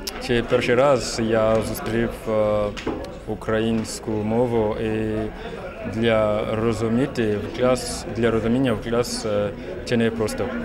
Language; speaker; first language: Ukrainian; non-native, learner; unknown